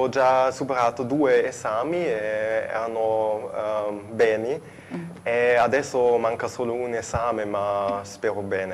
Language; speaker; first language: Italian; non-native, fluent; German